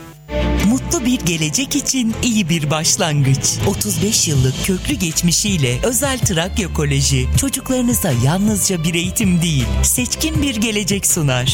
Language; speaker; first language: Turkish; native; Turkish